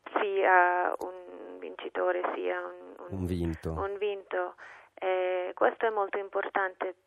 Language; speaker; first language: Italian; non-native, fluent; English